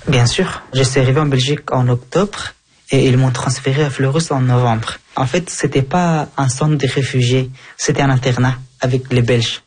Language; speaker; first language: French; early bilingual, other home language; Persian